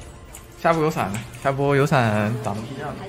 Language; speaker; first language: Chinese; native; Chinese